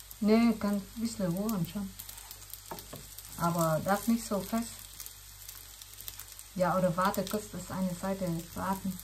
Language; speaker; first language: German; non-native, learner; Vietnamese